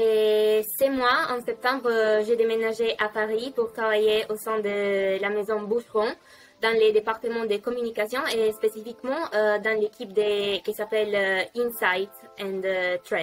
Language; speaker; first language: French; non-native, fluent; Italian